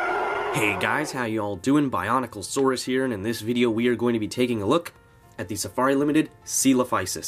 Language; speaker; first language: English; native; English